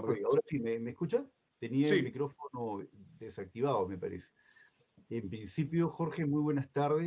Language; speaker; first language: Spanish; native; Spanish